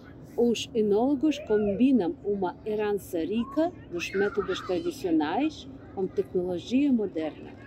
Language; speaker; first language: Portuguese; non-native, learner; English